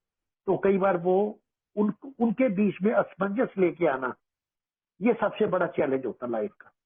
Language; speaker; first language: Hindi; native; Hindi